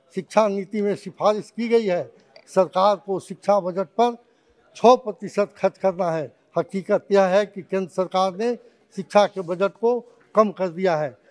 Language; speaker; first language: Hindi; native; Hindi